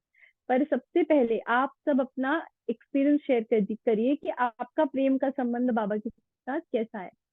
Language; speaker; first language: Hindi; native; Hindi